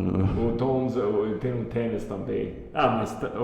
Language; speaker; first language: Portuguese; non-native, fluent; English